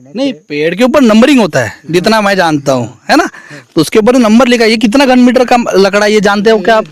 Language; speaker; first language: Hindi; non-native, local second language; Marathi